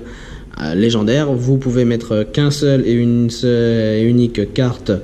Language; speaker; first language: French; native; French